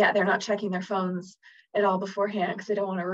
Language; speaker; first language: English; native; English